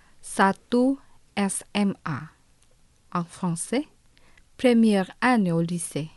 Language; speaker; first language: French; non-native, fluent; Indonesian